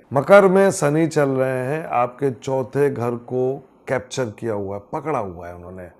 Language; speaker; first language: Hindi; native; Hindi